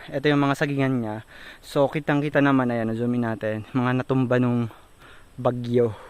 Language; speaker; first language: Filipino; non-native, local second language; Bikol